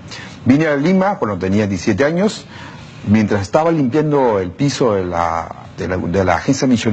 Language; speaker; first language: Spanish; non-native, local second language; Shipibo-Conibo